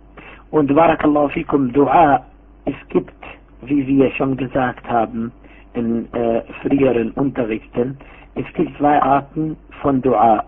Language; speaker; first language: German; non-native, fluent; Arabic